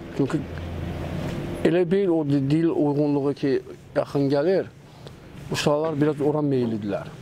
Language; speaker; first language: Azerbaijani; non-native, local second language; Georgian